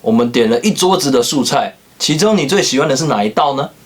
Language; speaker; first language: Chinese; native; Chinese